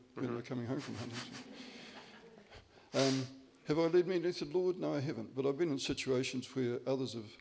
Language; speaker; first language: English; native; English